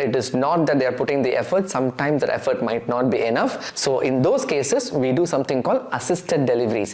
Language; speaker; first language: English; non-native, local second language; Tamil